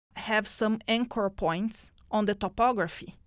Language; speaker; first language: English; non-native, fluent; Portuguese